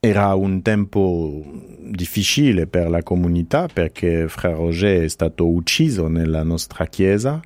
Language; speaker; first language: Italian; non-native, fluent; French